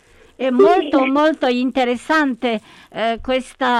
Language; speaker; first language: Italian; non-native, learner; Romanian